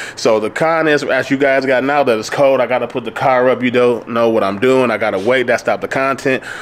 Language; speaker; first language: English; native; English